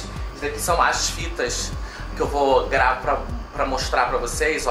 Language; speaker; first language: Portuguese; native; Portuguese